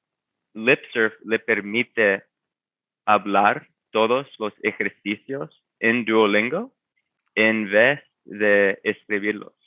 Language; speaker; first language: Spanish; non-native, fluent; English